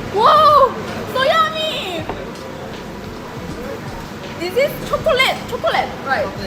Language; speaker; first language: English; non-native, learner; Japanese